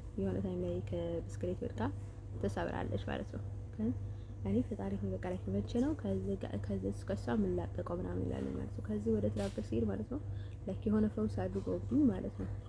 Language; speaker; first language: Amharic; native; Amharic